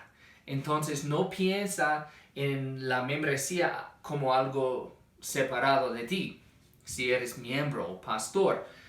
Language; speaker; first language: Spanish; non-native, fluent; English